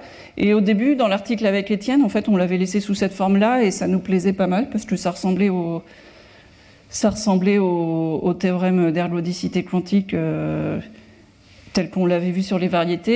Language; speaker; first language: French; native; French